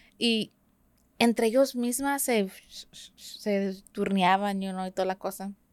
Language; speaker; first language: Spanish; early bilingual, heritage; Spanish